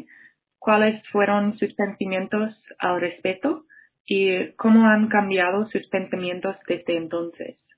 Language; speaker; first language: Spanish; non-native, fluent; English